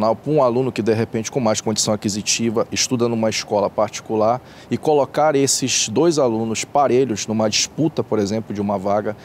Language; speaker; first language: Portuguese; native; Portuguese